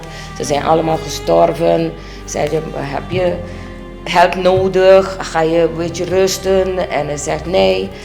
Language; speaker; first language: Dutch; non-native, local second language; Papiamento